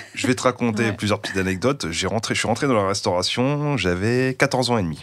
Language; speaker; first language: French; native; French